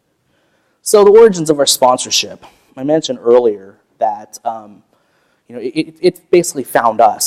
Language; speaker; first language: English; native; English